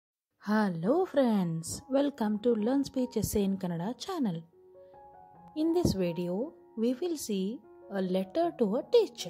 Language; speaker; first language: English; non-native, local second language; Kannada